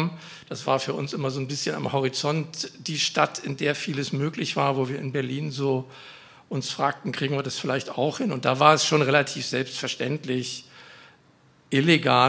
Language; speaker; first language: German; native; German